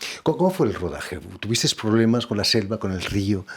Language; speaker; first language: Spanish; native; Spanish